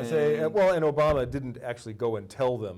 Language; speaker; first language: English; native; English